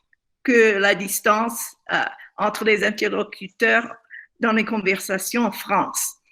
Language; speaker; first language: French; non-native, fluent; English